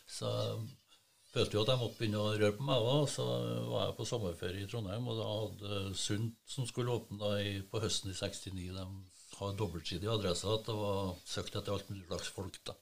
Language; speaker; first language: Norwegian; native; Norwegian